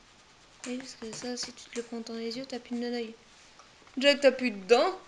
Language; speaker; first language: French; native; French